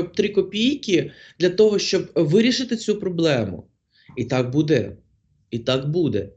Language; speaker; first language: Ukrainian; non-native, local second language; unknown